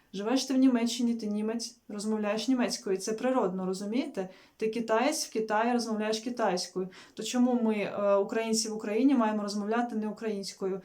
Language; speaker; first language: Ukrainian; non-native, local second language; Russian